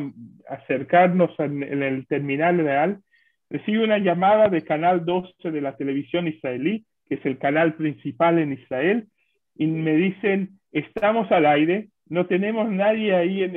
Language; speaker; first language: Spanish; non-native, fluent; Hebrew